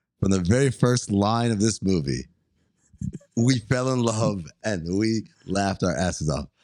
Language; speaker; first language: English; native; English